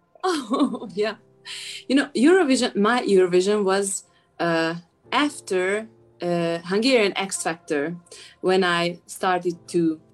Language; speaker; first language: English; non-native, fluent; Hungarian